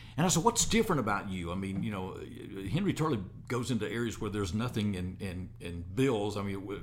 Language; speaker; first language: English; native; English